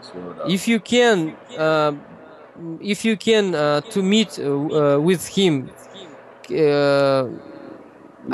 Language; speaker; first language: English; non-native, learner; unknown